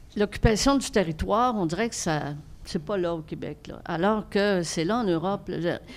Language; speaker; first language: French; native; French